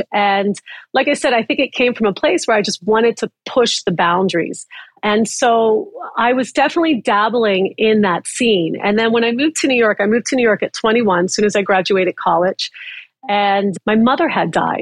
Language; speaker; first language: English; native; English